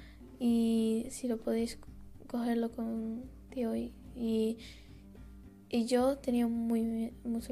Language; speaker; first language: Spanish; early bilingual, other home language; Arabic